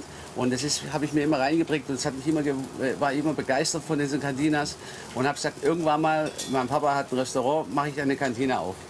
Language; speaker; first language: German; early bilingual, other home language; Greek